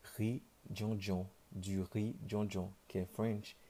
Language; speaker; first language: Portuguese; non-native, fluent; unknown